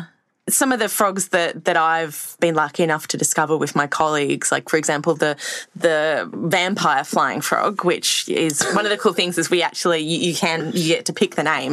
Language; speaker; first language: English; native; English